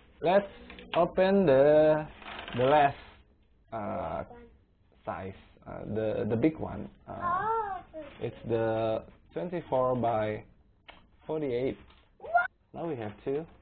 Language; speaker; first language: English; non-native, learner; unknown